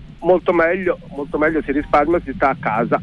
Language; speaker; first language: Italian; native; Italian